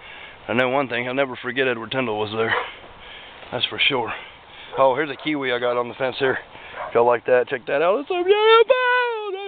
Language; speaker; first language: English; native; English